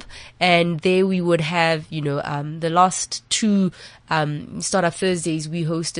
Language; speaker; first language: English; non-native, local second language; Southern Sotho